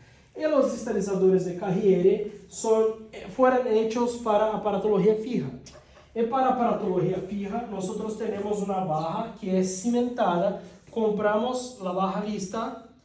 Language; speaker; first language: Spanish; non-native, fluent; Portuguese